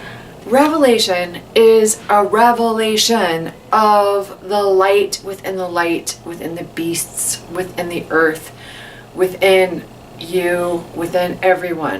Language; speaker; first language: English; native; English